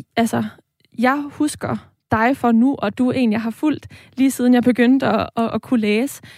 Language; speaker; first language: Danish; native; Danish